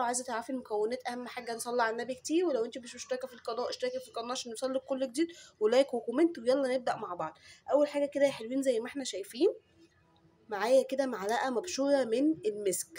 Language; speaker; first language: Arabic; native; Arabic